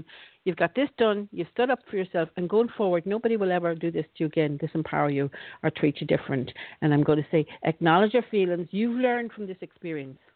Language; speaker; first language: English; native; English